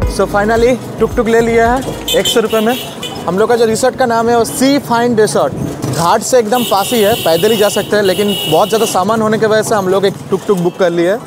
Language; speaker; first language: Hindi; non-native, local second language; Bangla